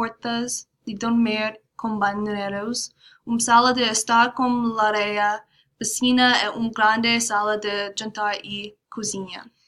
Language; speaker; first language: Portuguese; non-native, learner; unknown